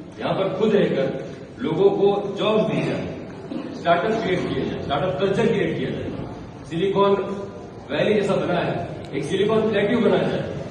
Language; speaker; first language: Hindi; non-native, local second language; Marathi